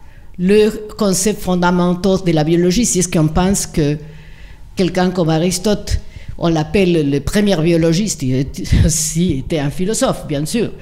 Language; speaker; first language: French; non-native, fluent; Spanish